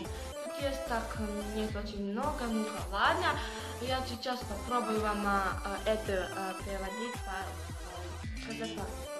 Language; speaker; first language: Russian; non-native, learner; Serbian